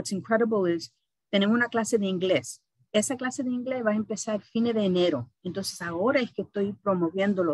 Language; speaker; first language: Spanish; early bilingual, heritage; Spanish